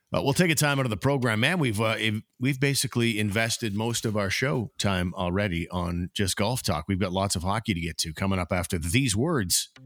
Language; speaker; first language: English; native; English